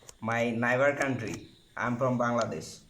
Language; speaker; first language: English; non-native, learner; Bangla